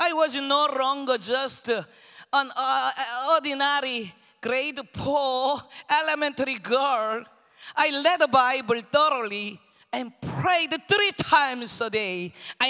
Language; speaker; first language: English; non-native, learner; Korean